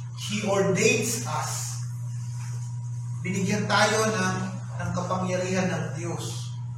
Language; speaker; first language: Filipino; native; Filipino